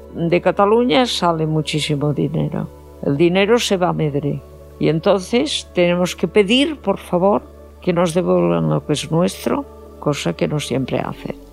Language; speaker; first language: Spanish; non-native, local second language; Catalan